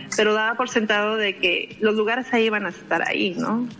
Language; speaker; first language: Spanish; native; Spanish